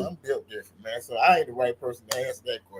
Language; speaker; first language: English; native; English